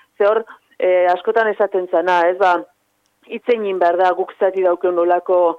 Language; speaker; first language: Basque; native; Basque